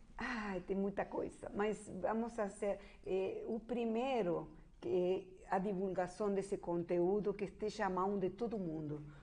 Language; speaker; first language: Portuguese; non-native, fluent; Spanish